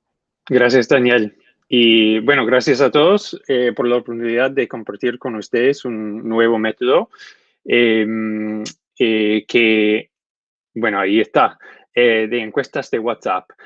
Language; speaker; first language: Spanish; non-native, fluent; English